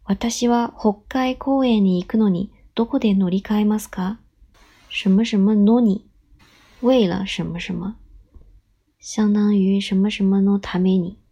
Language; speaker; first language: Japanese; non-native, fluent; Chinese